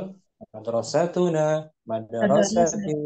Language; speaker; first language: Arabic; non-native, fluent; Indonesian